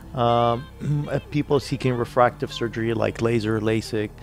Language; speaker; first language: English; non-native, fluent; Arabic